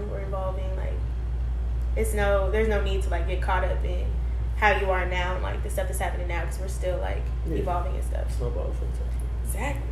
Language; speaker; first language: English; native; English